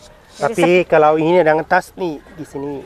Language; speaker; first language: Indonesian; non-native, learner; Thai